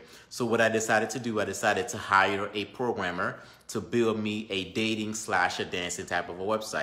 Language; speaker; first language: English; native; English